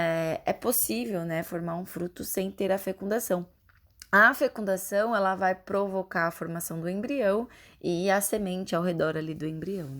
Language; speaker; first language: Portuguese; native; Portuguese